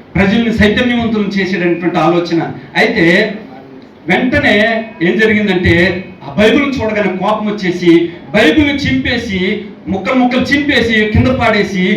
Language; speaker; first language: Telugu; non-native, local second language; Koya